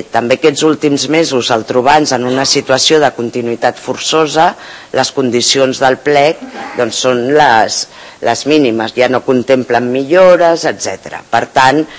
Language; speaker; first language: Catalan; native; Catalan